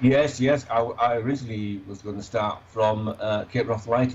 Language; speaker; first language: English; native; English